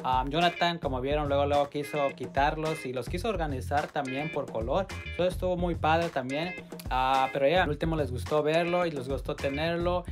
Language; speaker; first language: Spanish; native; Spanish